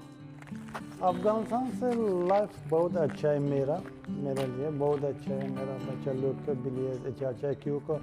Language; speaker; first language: Hindi; non-native, learner; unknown